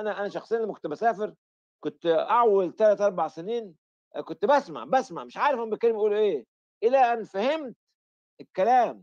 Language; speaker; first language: Arabic; native; Arabic